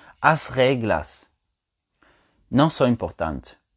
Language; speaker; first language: Portuguese; non-native, fluent; Italian